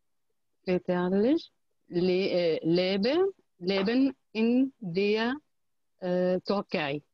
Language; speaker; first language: German; non-native, learner; Arabic